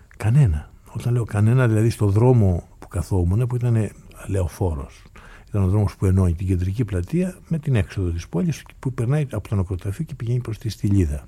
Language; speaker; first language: Greek; native; Greek